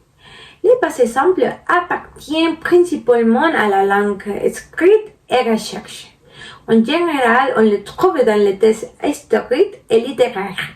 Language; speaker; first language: French; non-native, learner; Spanish